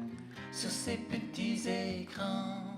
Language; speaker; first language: French; non-native, fluent; English